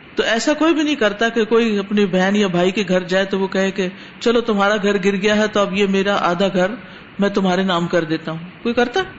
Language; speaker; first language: Urdu; non-native, local second language; Punjabi